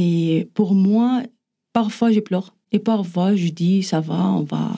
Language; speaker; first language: French; non-native, learner; Arabic